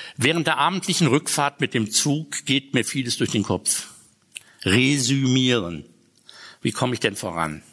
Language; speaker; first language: German; native; German